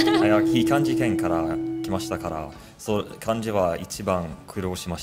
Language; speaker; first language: Japanese; non-native, learner; Swedish